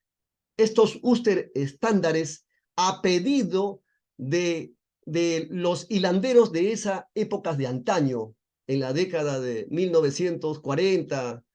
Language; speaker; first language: Spanish; native; Spanish